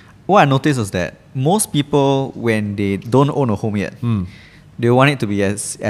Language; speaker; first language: English; native; English